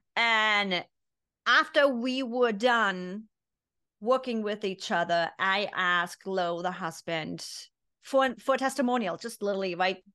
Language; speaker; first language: English; non-native, fluent; German